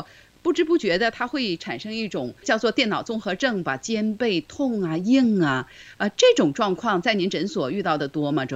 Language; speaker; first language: Chinese; native; Chinese